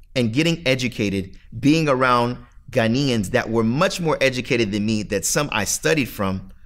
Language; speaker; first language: English; native; English